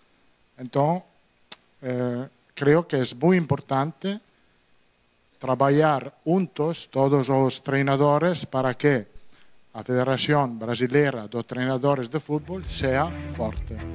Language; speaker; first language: Portuguese; non-native, fluent; Italian